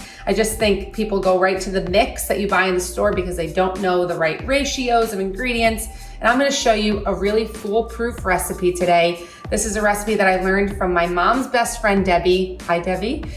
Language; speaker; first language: English; native; English